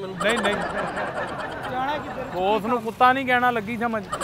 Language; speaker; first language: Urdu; non-native, local second language; Punjabi